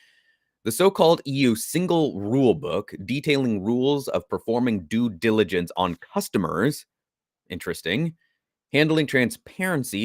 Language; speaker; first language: English; native; English